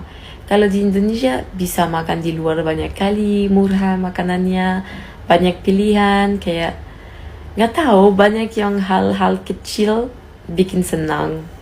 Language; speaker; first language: Indonesian; non-native, fluent; French